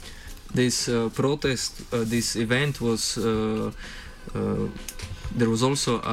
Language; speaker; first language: English; non-native, fluent; Slovenian